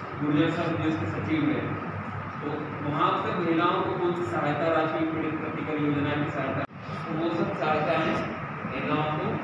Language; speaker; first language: Hindi; native; Hindi